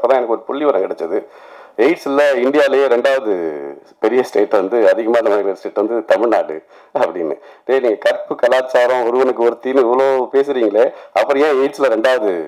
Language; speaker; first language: Tamil; native; Tamil